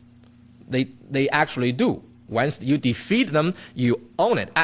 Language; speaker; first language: English; non-native, fluent; Chinese